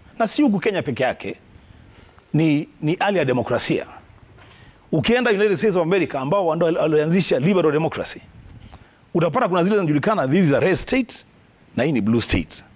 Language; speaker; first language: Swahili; non-native, local second language; Kamba